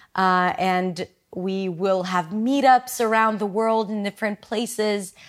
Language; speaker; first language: English; non-native, fluent; Hebrew